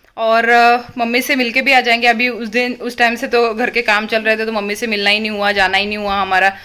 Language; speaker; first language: Hindi; non-native, local second language; Marathi